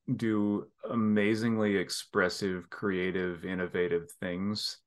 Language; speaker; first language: English; native; English